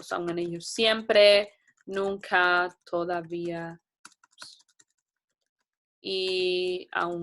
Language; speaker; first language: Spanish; non-native, fluent; English